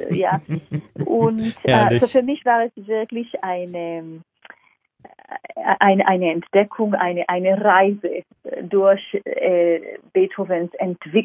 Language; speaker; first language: German; non-native, fluent; Hebrew